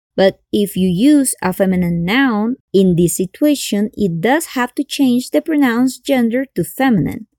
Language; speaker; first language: English; non-native, fluent; Spanish